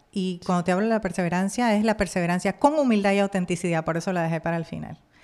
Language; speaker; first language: Spanish; native; Spanish